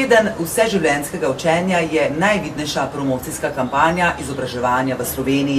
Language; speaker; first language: Slovenian; native; Slovenian